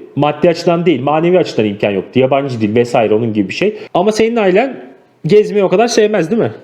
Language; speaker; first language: Turkish; native; Turkish